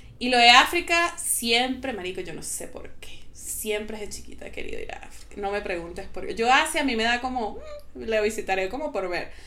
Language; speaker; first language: Spanish; native; Spanish